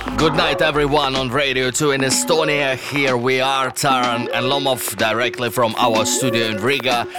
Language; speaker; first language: English; non-native, fluent; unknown